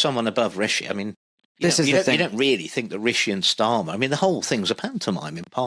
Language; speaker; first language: English; native; English